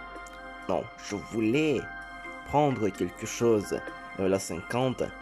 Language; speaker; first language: French; non-native, learner; Russian